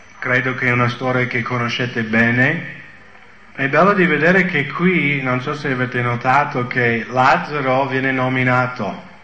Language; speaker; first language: Italian; non-native, fluent; English